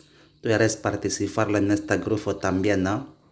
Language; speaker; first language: Spanish; non-native, learner; Indonesian